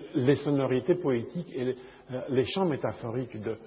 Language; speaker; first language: French; non-native, fluent; Romanian